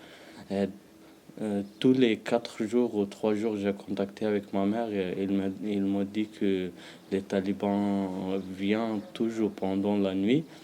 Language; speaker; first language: French; non-native, learner; Pashto